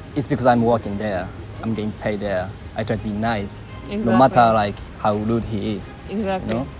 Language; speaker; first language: English; non-native, learner; Japanese